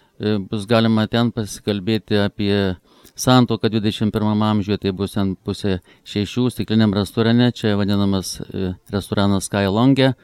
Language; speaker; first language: Lithuanian; native; Lithuanian